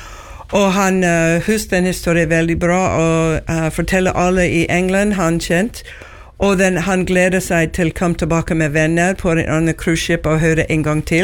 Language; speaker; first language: Norwegian; non-native, learner; English